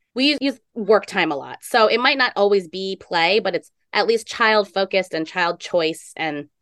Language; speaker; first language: English; native; English